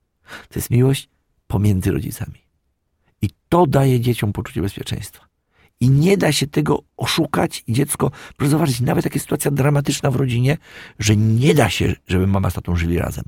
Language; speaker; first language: Polish; native; Polish